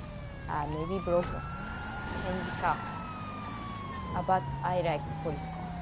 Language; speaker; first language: English; non-native, learner; Japanese